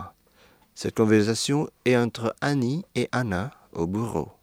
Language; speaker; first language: French; non-native, fluent; Indonesian